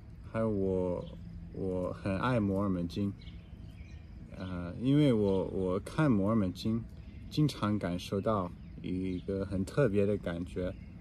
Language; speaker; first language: Chinese; non-native, learner; English